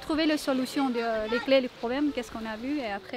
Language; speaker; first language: French; non-native, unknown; Thai